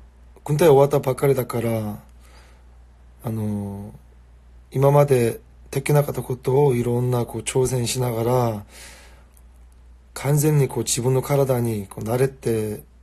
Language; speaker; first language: Japanese; non-native, fluent; Korean